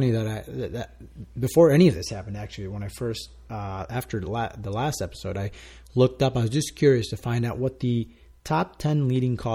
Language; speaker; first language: English; non-native, fluent; Spanish